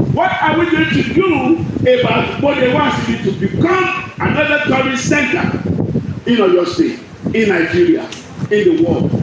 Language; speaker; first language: English; non-native, local second language; Yoruba